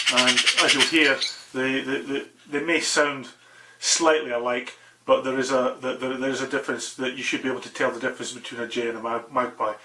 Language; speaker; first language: English; native; English